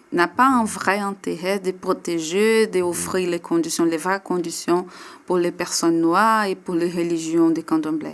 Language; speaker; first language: French; non-native, learner; Portuguese